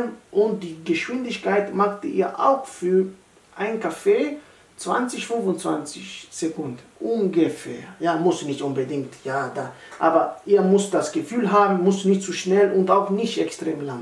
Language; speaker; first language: German; non-native, learner; Italian